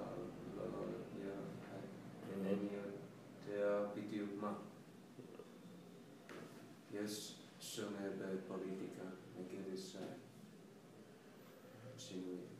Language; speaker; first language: Hebrew; non-native, learner; Finnish